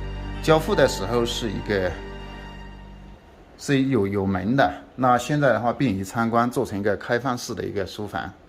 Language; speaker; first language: Chinese; native; Chinese